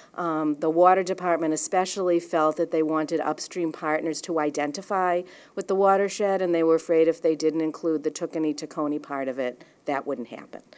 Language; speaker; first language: English; native; English